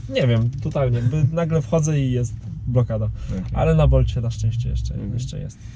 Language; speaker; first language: Polish; native; Polish